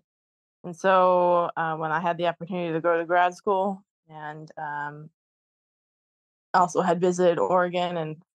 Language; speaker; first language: English; native; English